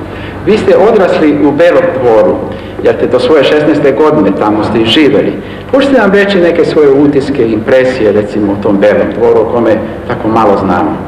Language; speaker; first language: Bosnian; native; Bosnian